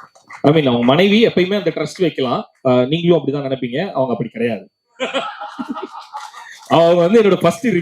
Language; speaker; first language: Tamil; native; Tamil